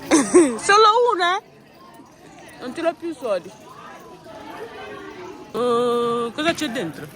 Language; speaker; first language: Italian; non-native, learner; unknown